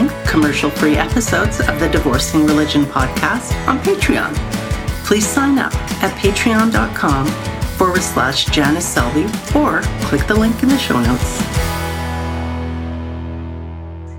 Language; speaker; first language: English; native; English